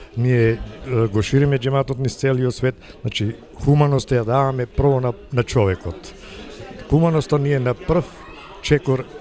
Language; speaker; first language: Macedonian; native; Macedonian